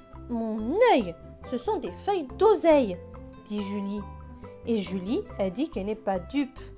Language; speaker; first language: French; native; French